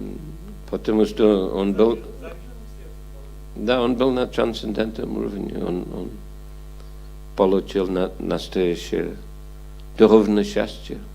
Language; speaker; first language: Russian; non-native, fluent; English